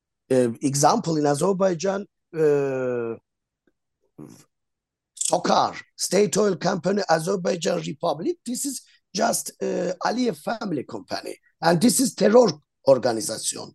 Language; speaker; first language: English; non-native, learner; Azerbaijani